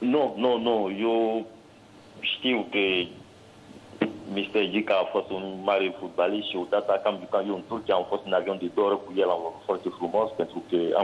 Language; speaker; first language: Romanian; non-native, learner; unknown